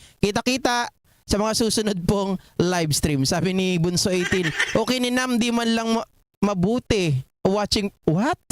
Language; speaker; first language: Filipino; non-native, local second language; Iloko